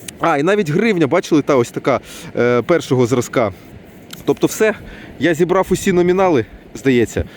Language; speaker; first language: Ukrainian; non-native, local second language; Russian